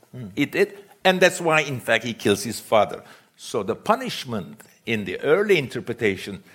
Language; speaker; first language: English; non-native, fluent; Turkish